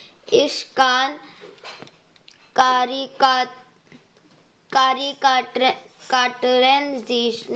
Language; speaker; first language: German; non-native, learner; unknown